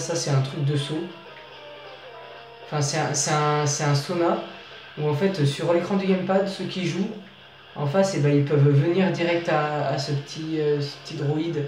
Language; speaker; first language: French; native; French